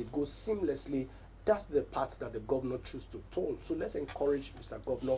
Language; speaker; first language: English; native; English